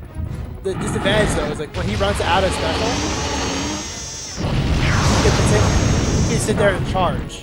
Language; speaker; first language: English; native; English